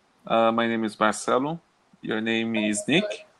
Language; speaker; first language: English; non-native, learner; Portuguese